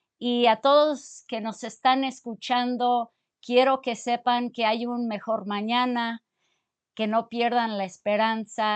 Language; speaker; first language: Spanish; early bilingual, other home language; English